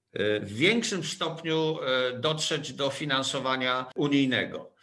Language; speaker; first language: Polish; native; Polish